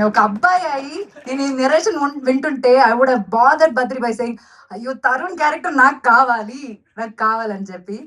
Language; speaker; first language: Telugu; non-native, fluent; Malayalam